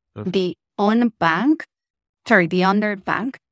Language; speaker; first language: English; non-native, fluent; Spanish